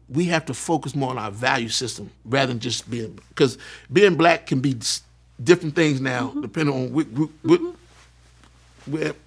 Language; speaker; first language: English; native; English